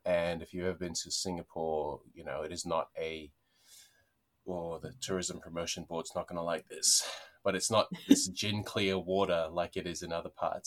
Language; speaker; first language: English; native; English